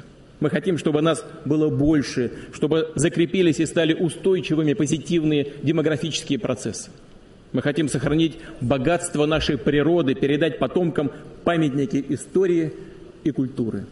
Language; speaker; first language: Russian; native; Russian